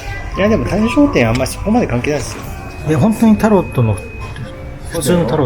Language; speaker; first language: Japanese; native; Japanese